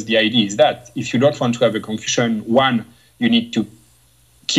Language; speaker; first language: English; non-native, fluent; French